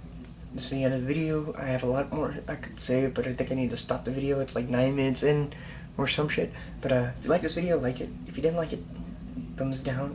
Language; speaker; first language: English; native; English